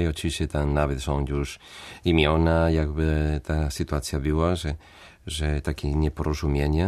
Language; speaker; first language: Polish; non-native, fluent; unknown